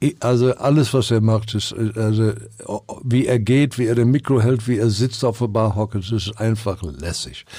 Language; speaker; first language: German; non-native, fluent; English